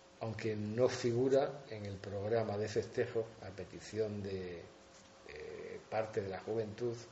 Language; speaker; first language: Spanish; native; Spanish